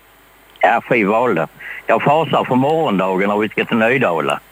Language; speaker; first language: Swedish; native; Swedish